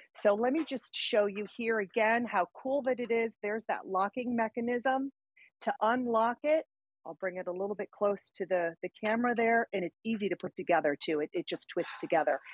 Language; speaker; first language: English; native; English